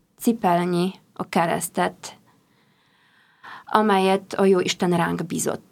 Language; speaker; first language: Hungarian; non-native, fluent; Polish